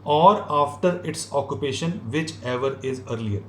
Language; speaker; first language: English; non-native, local second language; Punjabi